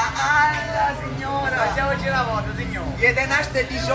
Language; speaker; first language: Italian; native; Italian